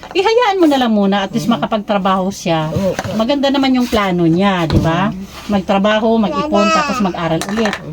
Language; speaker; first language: Filipino; native; Filipino